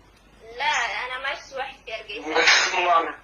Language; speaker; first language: Arabic; non-native, learner; Somali